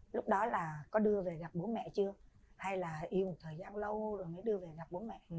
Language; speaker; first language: Vietnamese; native; Vietnamese